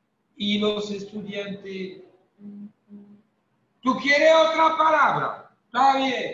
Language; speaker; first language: Spanish; non-native, fluent; French